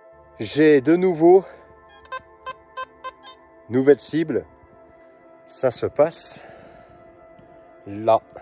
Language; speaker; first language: French; native; French